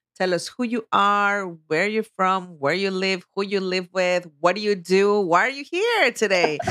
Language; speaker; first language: English; non-native, fluent; Spanish